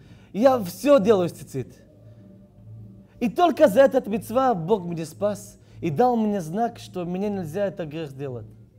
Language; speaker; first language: Russian; non-native, learner; Hebrew